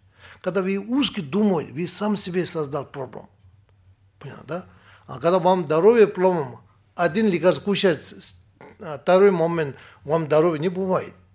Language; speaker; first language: Russian; non-native, learner; Tibetan